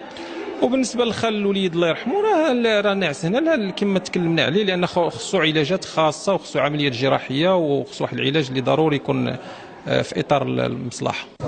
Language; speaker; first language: Arabic; native; Arabic